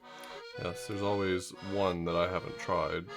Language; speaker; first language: English; native; English